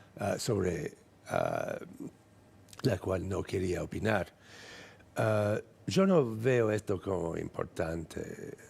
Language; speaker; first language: Spanish; non-native, fluent; English